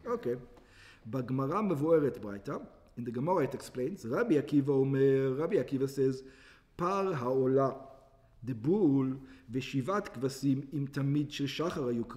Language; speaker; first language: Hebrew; non-native, fluent; English